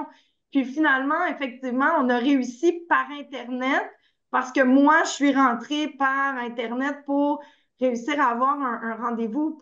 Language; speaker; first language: French; native; French